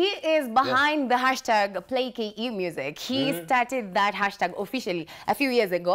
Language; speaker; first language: English; non-native, local second language; Swahili